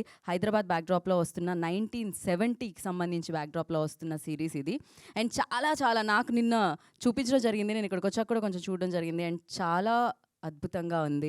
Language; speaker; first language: Telugu; native; Telugu